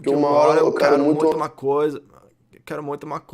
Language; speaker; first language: Portuguese; non-native, learner; English